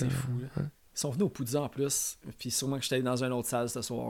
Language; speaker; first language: French; native; French